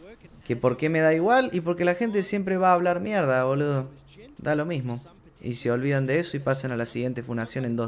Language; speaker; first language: Spanish; native; Spanish